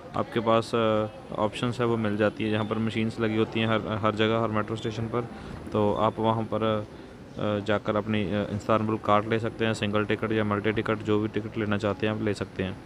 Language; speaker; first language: Hindi; non-native, local second language; Punjabi